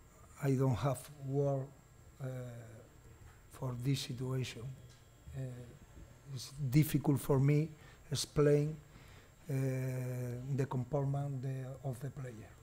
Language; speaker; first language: English; non-native, learner; Portuguese